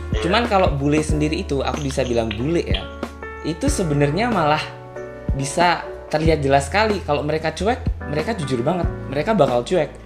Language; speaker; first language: Indonesian; native; Indonesian